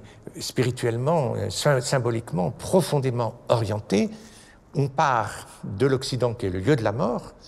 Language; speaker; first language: French; native; French